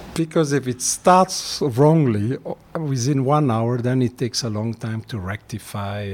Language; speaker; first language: English; non-native, fluent; Dutch